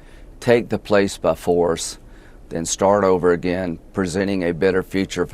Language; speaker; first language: English; native; English